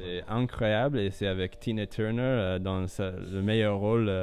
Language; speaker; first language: French; non-native, fluent; English